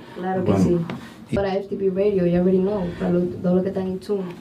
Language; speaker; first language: Spanish; native; Spanish